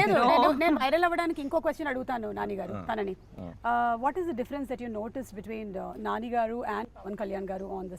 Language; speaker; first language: Telugu; native; Telugu